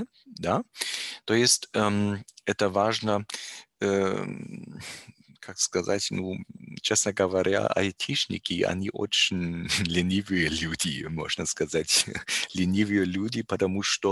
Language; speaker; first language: Russian; non-native, learner; German